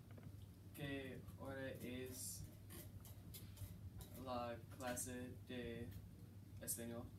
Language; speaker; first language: Spanish; non-native, learner; English